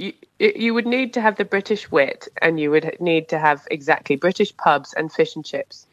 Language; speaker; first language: English; native; English